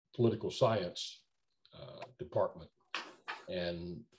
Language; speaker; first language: English; native; English